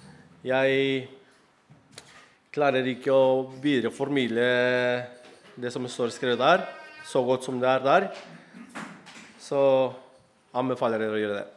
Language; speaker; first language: Norwegian; non-native, fluent; Spanish